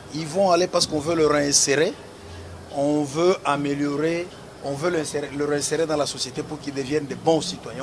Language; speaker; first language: French; non-native, local second language; Lingala